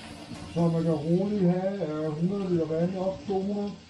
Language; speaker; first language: Danish; non-native, fluent; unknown